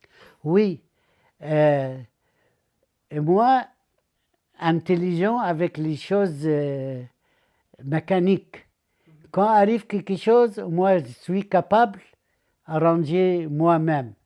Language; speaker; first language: French; non-native, learner; Arabic